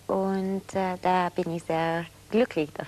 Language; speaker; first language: German; non-native, fluent; Bulgarian